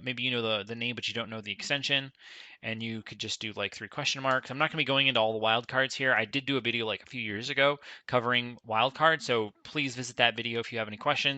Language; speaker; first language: English; native; English